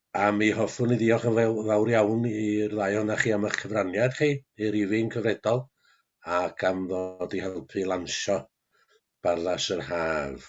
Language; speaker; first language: Welsh; native; Welsh